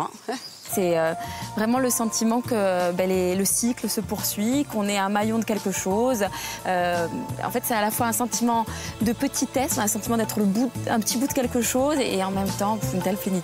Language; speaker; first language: French; native; French